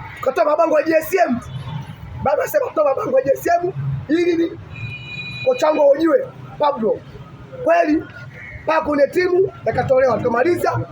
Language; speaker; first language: Swahili; native; Swahili